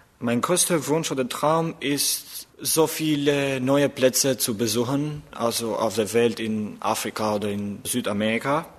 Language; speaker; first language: German; non-native, fluent; Albanian